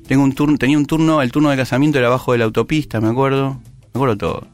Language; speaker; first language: Spanish; native; Spanish